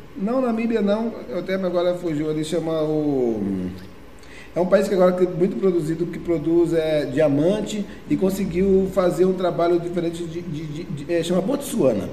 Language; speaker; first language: Portuguese; native; Portuguese